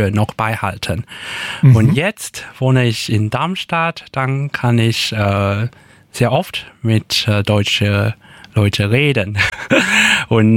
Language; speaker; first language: German; non-native, learner; Chinese